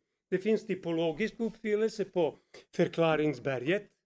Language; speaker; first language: Swedish; non-native, fluent; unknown